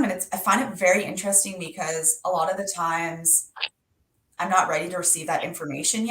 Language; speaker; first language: English; native; English